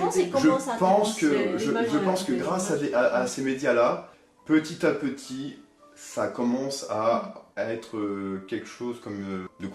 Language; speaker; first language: French; native; French